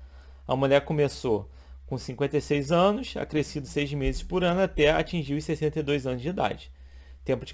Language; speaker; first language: Portuguese; native; Portuguese